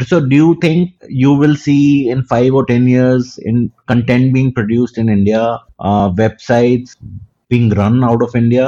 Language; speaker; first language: English; non-native, local second language; Hindi